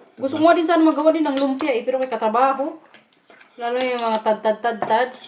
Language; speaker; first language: Filipino; non-native, local second language; Waray